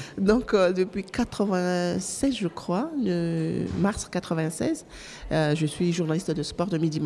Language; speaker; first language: French; non-native, local second language; Malagasy